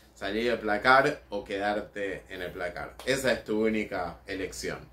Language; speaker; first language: Spanish; native; Spanish